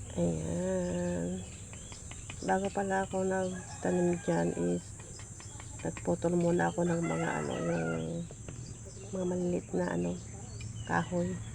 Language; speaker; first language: Filipino; non-native, local second language; Iloko